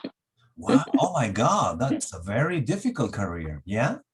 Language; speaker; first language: English; non-native, fluent; Spanish